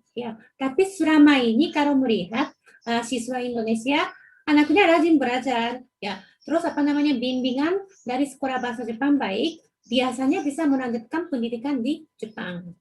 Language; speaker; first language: Indonesian; non-native, fluent; Japanese